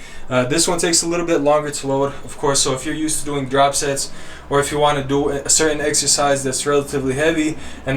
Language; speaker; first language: English; native; English